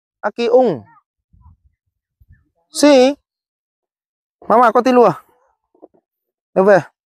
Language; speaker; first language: Portuguese; non-native, learner; Vietnamese